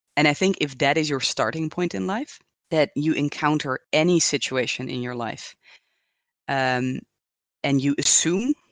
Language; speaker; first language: English; non-native, fluent; Dutch